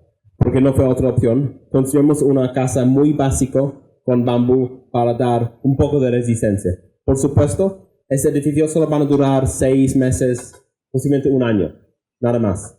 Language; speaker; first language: Spanish; non-native, fluent; English